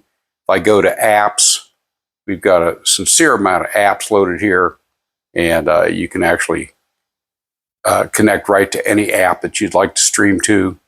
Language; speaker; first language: English; native; English